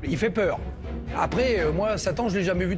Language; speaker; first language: French; native; French